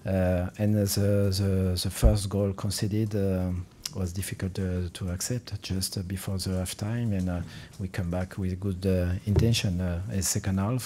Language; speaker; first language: English; non-native, fluent; French